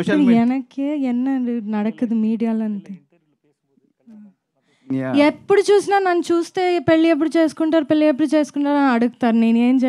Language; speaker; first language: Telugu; non-native, fluent; Malayalam